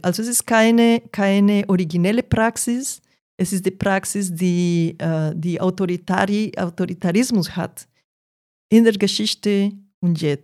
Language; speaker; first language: German; non-native, fluent; Portuguese